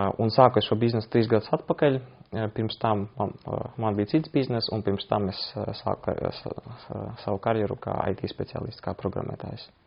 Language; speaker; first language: Latvian; non-native, local second language; Russian